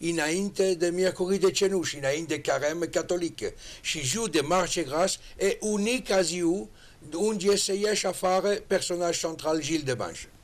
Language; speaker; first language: Romanian; non-native, learner; French